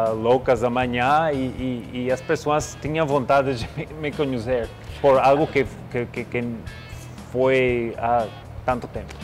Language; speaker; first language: Portuguese; non-native, learner; Spanish